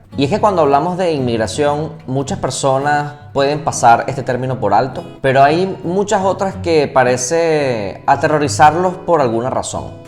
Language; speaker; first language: Spanish; native; Spanish